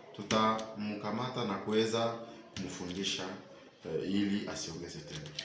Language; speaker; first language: Swahili; native; Swahili